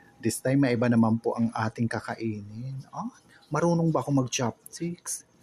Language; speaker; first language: Filipino; non-native, local second language; Waray